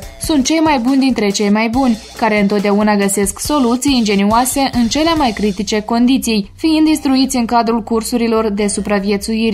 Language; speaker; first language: Romanian; native; Romanian